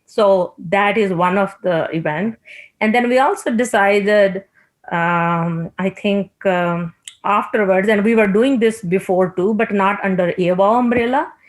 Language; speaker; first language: English; non-native, local second language; Punjabi